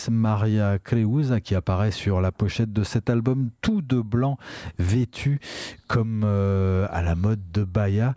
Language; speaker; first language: French; native; French